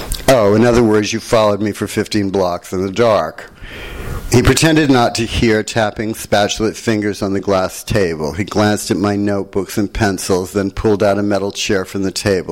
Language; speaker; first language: English; native; English